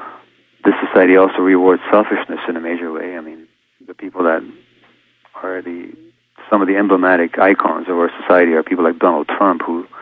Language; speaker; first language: English; early bilingual, other home language; Hungarian